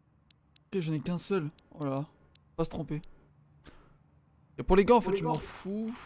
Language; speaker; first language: French; native; French